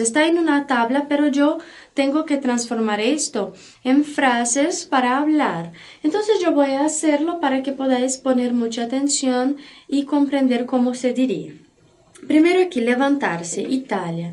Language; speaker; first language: Spanish; non-native, fluent; Portuguese